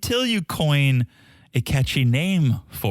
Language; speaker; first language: English; native; English